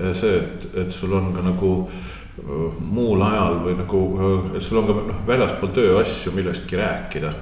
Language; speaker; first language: Estonian; native; Estonian